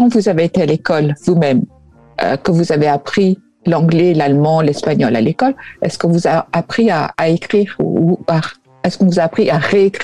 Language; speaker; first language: French; native; French